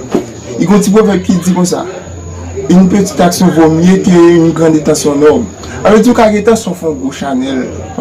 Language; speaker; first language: French; non-native, learner; Haitian Creole